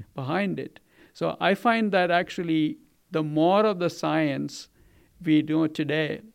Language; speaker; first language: English; non-native, local second language; Malayalam